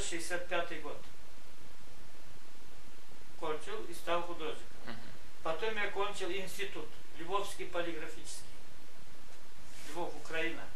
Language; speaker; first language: Russian; non-native, local second language; Gagauz